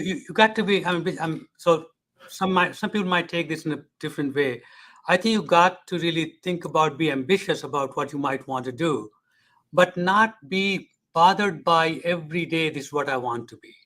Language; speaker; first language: English; non-native, fluent; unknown